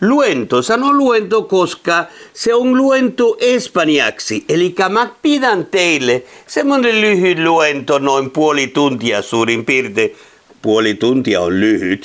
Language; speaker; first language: Finnish; non-native, fluent; Spanish